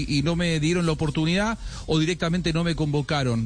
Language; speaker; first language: Spanish; native; Spanish